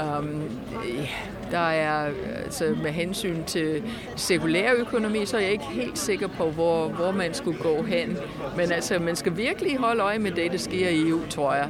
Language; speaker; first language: Danish; non-native, fluent; English